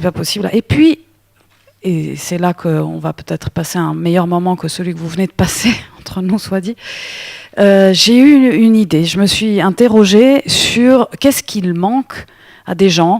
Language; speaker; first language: French; native; French